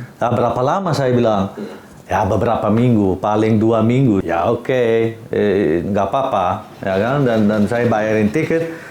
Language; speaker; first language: Indonesian; non-native, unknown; Dutch